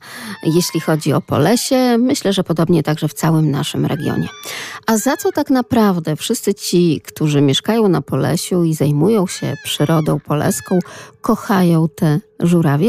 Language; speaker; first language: Polish; native; Polish